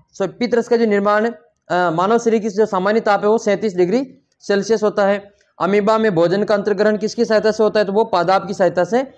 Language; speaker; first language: Hindi; native; Hindi